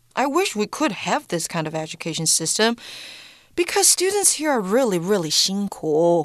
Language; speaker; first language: English; non-native, fluent; Chinese